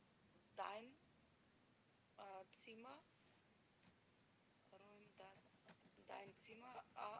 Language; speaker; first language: German; non-native, learner; Macedonian